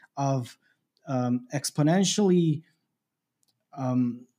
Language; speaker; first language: English; native; English